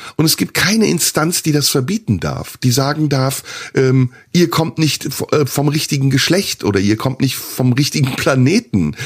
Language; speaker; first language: German; early bilingual, other home language; Turkish